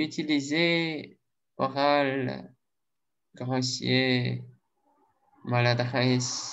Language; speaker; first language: French; non-native, learner; Russian